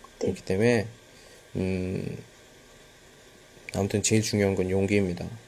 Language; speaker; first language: Korean; native; Korean